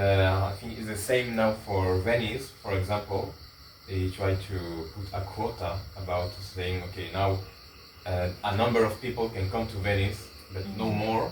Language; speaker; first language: English; non-native, fluent; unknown